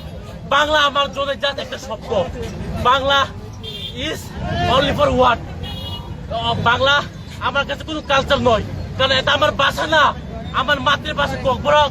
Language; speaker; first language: Bangla; non-native, local second language; Kok Borok